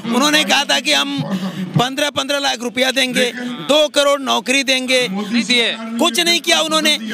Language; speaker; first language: Hindi; native; Hindi